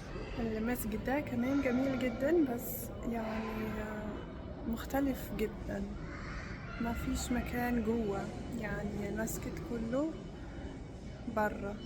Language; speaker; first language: Arabic; non-native, fluent; German